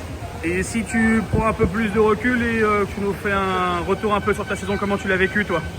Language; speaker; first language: French; native; French